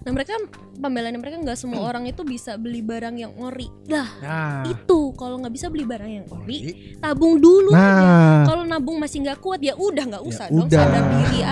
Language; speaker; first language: Indonesian; native; Indonesian